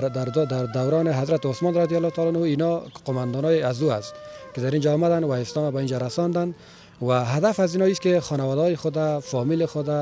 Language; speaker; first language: Persian; native; Persian